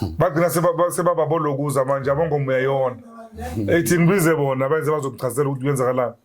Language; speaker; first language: Zulu; native; Zulu